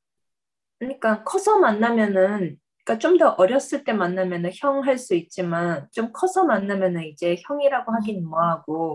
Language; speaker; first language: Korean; early bilingual, heritage; Korean